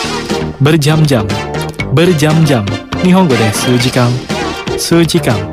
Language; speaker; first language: Japanese; non-native, fluent; Indonesian